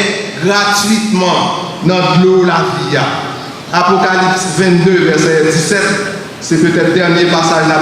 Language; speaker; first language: French; non-native, learner; Haitian Creole